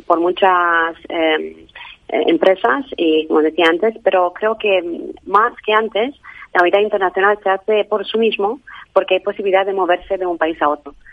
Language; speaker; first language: Spanish; non-native, fluent; Romanian